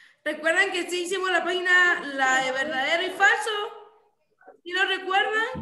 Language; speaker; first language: Spanish; native; Spanish